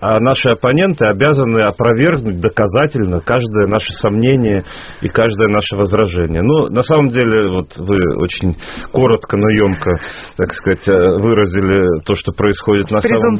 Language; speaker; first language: Russian; native; Russian